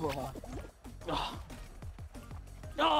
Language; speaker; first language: Russian; non-native, learner; English